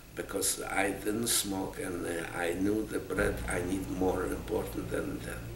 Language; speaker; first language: English; non-native, fluent; Polish